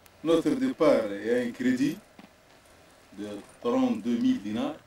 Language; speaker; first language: French; non-native, local second language; Arabic